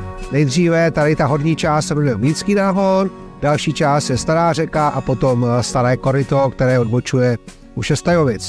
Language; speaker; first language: Czech; native; Czech